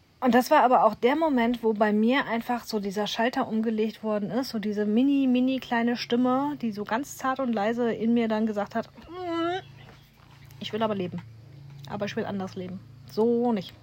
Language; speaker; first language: German; native; German